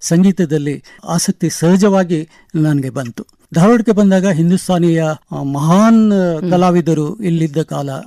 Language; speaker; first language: Kannada; non-native, local second language; Konkani